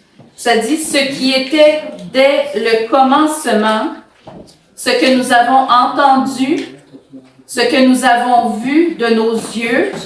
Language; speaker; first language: French; native; French